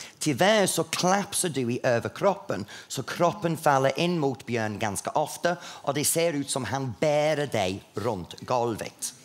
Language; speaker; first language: Swedish; non-native, fluent; English